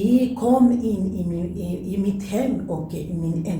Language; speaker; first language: Swedish; non-native, learner; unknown